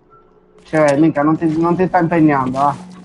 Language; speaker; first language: Italian; native; Italian